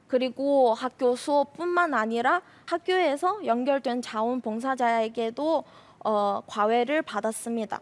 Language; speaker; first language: Korean; non-native, fluent; Chinese